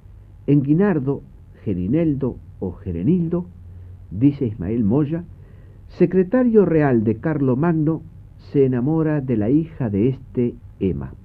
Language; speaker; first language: Spanish; native; Spanish